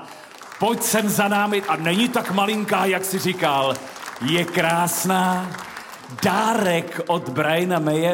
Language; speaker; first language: Czech; native; Czech